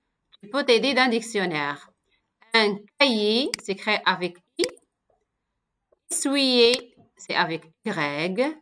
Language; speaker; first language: French; non-native, local second language; Arabic